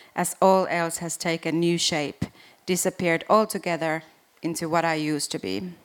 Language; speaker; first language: English; non-native, fluent; Finnish